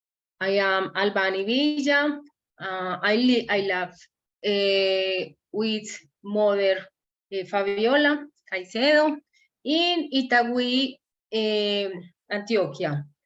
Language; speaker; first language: English; non-native, learner; Spanish